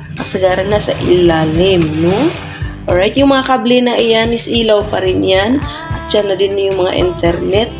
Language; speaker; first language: Filipino; non-native, local second language; Cebuano